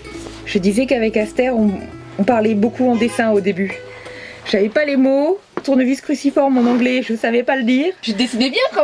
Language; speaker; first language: French; native; French